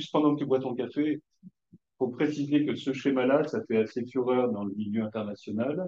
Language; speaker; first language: French; native; French